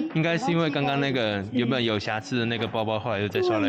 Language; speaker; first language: Chinese; native; Chinese